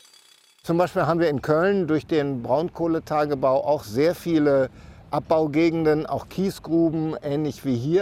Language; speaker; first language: German; native; German